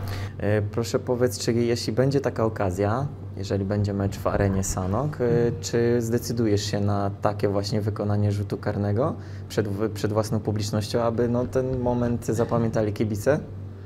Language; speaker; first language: Polish; native; Polish